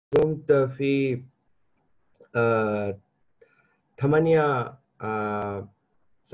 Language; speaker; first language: Arabic; non-native, learner; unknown